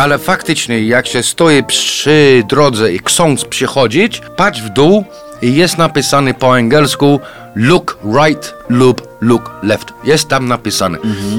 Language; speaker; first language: Polish; non-native, fluent; English